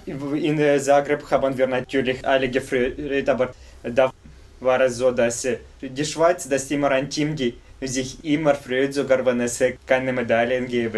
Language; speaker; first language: German; non-native, fluent; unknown